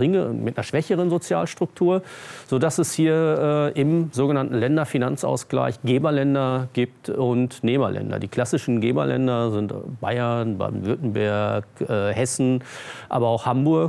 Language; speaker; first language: German; native; German